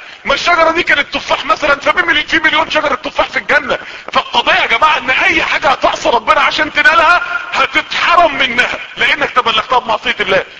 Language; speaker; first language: Arabic; native; Arabic